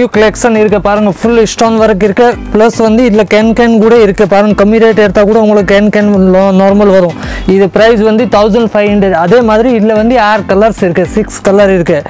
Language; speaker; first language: Tamil; native; Tamil